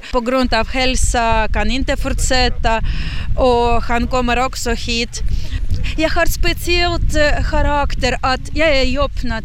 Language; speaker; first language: Swedish; non-native, learner; Ukrainian